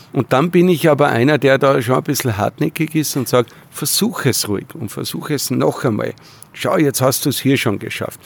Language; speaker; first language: German; native; German